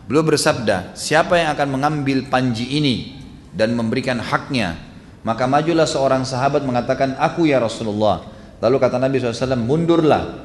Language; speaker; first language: Indonesian; native; Indonesian